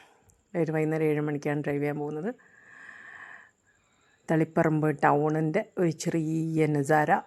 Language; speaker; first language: Malayalam; native; Malayalam